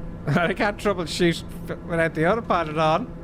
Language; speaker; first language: English; native; English